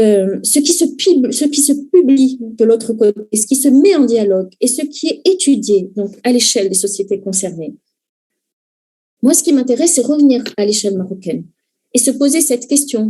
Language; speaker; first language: French; native; French